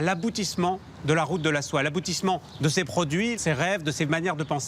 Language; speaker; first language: French; native; French